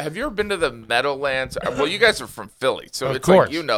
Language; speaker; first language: English; native; English